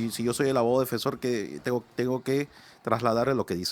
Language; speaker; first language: Spanish; native; Spanish